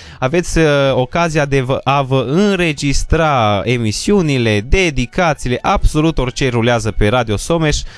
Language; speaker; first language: Romanian; native; Romanian